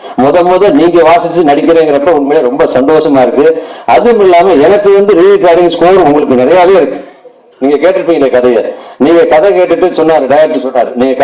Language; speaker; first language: Tamil; native; Tamil